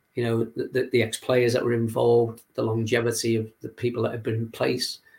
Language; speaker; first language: English; native; English